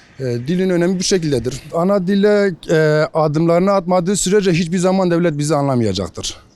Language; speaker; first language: Turkish; non-native, local second language; Kurdish